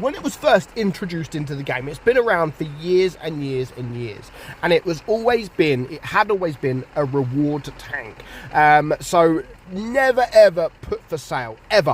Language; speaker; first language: English; native; English